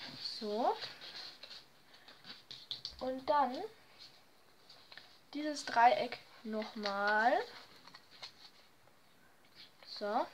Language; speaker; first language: German; native; German